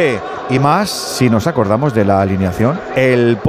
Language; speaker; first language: Spanish; native; Spanish